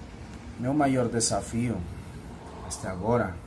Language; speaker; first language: Portuguese; non-native, fluent; Spanish